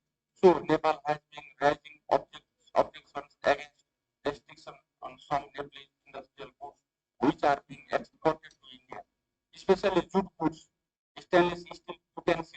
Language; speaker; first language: English; non-native, fluent; Nepali